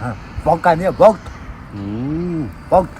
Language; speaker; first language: Korean; non-native, learner; Mongolian